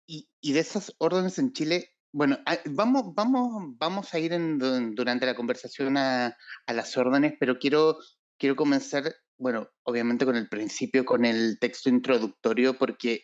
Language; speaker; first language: Spanish; native; Spanish